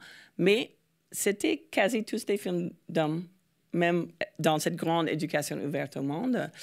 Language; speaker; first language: French; non-native, fluent; English